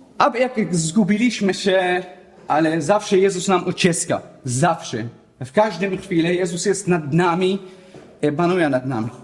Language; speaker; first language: Polish; non-native, learner; Arabic